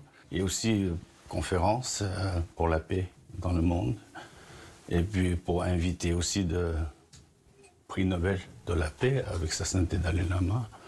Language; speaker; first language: French; non-native, fluent; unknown